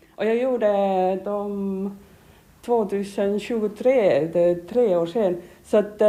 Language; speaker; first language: Swedish; non-native, learner; Estonian